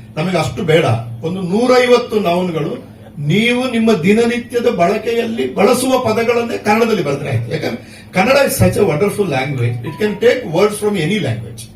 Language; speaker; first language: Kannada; non-native, local second language; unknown